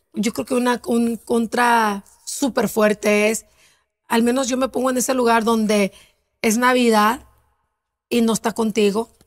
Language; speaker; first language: Spanish; native; Spanish